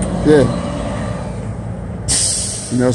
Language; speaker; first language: English; native; English